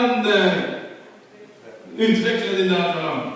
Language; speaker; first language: Swedish; non-native, fluent; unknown